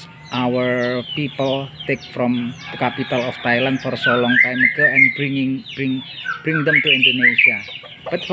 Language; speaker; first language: English; non-native, learner; Indonesian